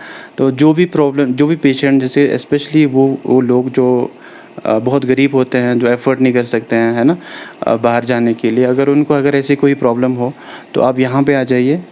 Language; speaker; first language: Hindi; non-native, local second language; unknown